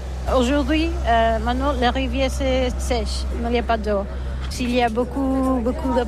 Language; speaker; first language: French; non-native, learner; Catalan